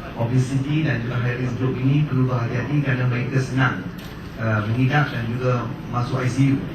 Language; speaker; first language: Malay; non-native, local second language; Chinese